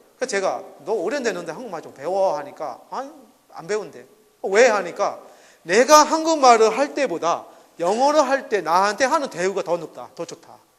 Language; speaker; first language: Korean; non-native, fluent; Burmese